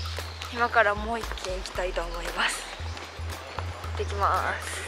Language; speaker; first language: Japanese; native; Japanese